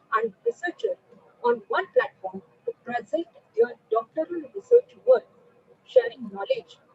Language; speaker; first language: English; non-native, local second language; Marathi